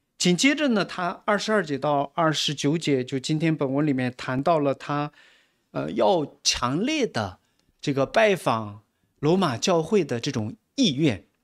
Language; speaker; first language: Chinese; native; Chinese